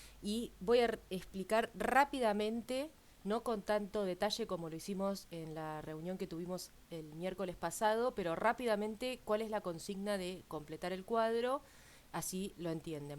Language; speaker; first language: Spanish; native; Spanish